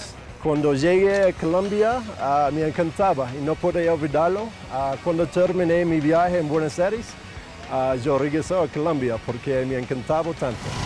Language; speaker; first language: Spanish; non-native, fluent; English